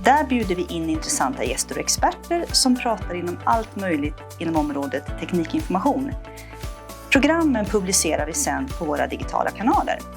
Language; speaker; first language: Swedish; native; Swedish